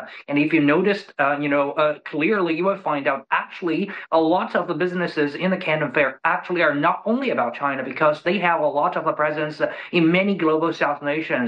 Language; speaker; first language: English; non-native, fluent; Chinese